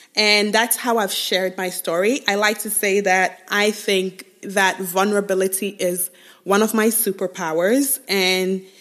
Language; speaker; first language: English; non-native, local second language; Igbo